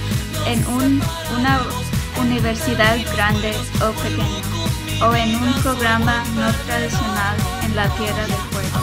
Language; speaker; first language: Spanish; non-native, learner; English